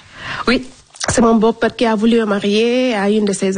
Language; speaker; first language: French; non-native, local second language; Fula